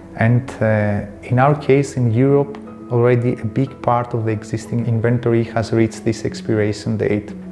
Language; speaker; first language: English; non-native, fluent; Greek